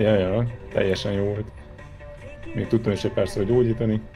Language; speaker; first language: Hungarian; native; Hungarian